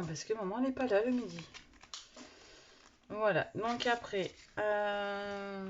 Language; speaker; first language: French; native; French